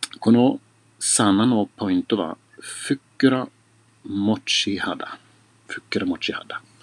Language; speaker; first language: Japanese; non-native, learner; Swedish